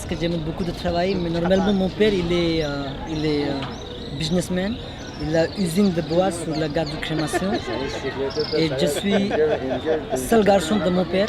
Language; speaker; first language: French; non-native, learner; Hindi